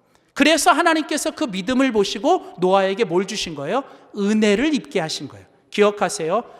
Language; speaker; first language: Korean; native; Korean